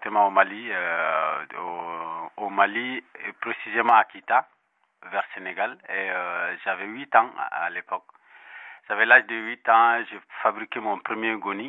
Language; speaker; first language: French; non-native, local second language; Bambara